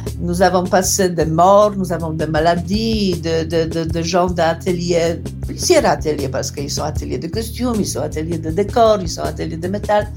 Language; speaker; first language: French; non-native, learner; Polish